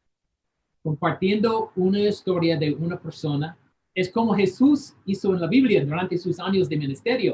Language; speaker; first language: Spanish; non-native, fluent; English